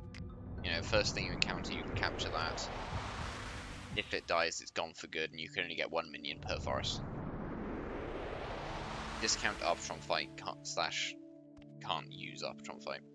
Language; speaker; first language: English; native; English